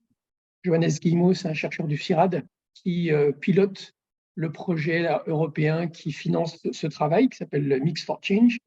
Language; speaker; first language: French; native; French